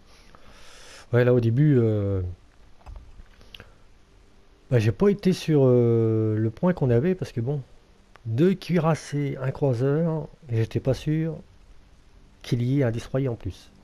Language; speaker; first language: French; native; French